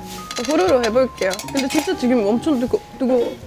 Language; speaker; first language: Korean; non-native, fluent; Estonian